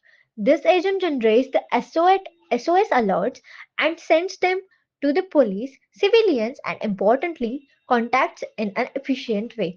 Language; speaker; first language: English; non-native, learner; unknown